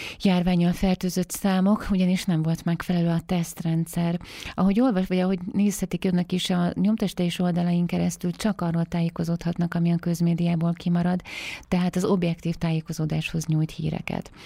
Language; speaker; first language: Hungarian; native; Hungarian